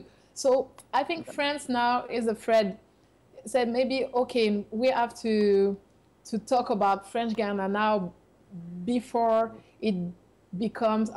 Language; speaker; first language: English; non-native, fluent; French